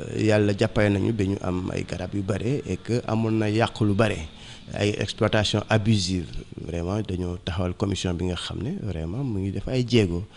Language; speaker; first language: Wolof; non-native, local second language; Mandingo